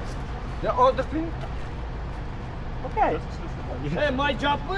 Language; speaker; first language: English; non-native, learner; Italian